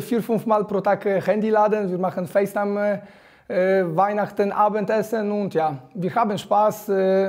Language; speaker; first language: German; non-native, fluent; Polish